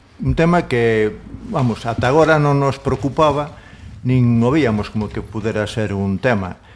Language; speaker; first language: Galician; non-native, local second language; Spanish